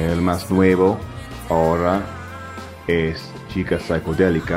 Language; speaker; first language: Spanish; non-native, learner; English